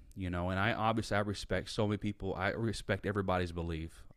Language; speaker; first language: English; native; English